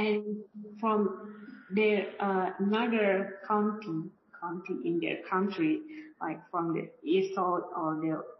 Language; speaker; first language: English; non-native, learner; Indonesian